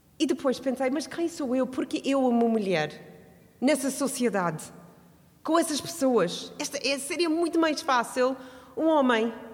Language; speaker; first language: Portuguese; non-native, fluent; English